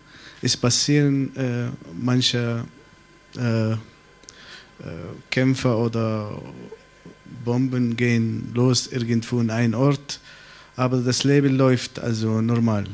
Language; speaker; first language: German; non-native, fluent; Arabic